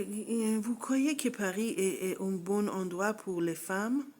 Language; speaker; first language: French; non-native, learner; English